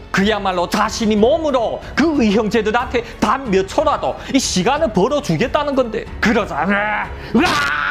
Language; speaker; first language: Korean; native; Korean